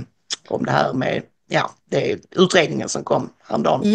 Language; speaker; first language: Swedish; native; Swedish